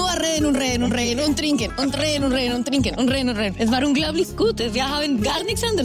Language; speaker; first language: German; non-native, fluent; Spanish